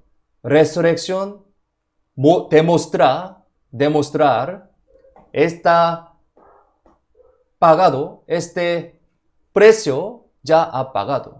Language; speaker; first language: Spanish; non-native, fluent; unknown